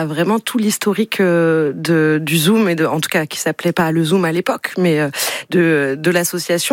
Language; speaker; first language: French; native; French